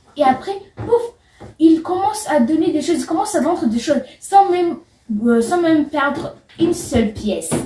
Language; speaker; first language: French; non-native, local second language; Kinyarwanda